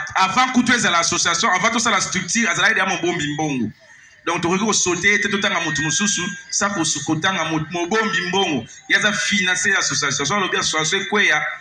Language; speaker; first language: Lingala; non-native, local second language; Kongo